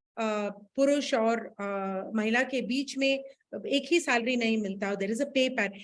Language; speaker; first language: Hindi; non-native, local second language; Tamil